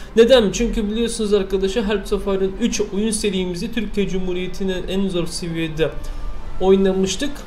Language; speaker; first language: Turkish; early bilingual, heritage; Turkish